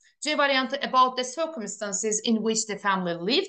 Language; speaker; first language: English; non-native, fluent; Azerbaijani